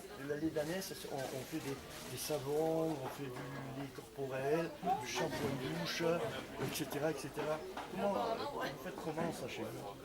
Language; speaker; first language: French; native; French